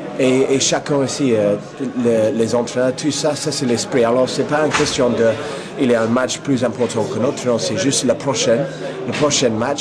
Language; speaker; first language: French; non-native, fluent; English